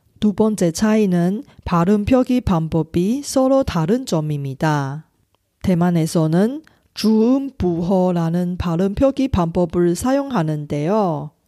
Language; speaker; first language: Korean; non-native, fluent; Chinese